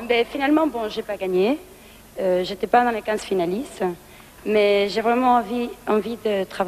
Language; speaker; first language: French; non-native, fluent; Spanish